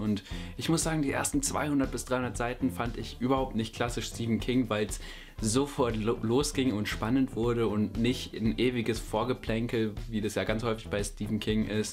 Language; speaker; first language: German; native; German